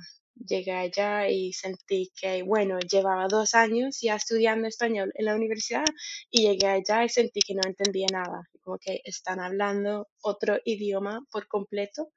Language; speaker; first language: Spanish; non-native, fluent; English